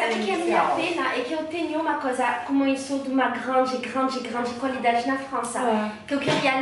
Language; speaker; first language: Portuguese; non-native, learner; French